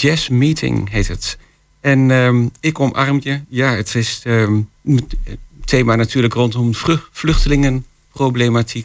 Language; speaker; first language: Dutch; native; Dutch